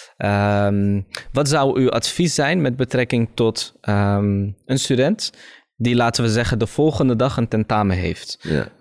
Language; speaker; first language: Dutch; early bilingual, other home language; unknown